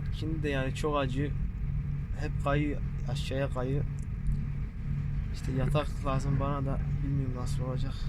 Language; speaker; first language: Turkish; non-native, local second language; Arabic